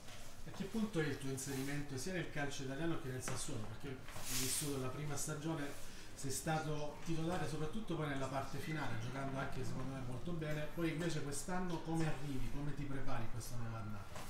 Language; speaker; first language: Italian; native; Italian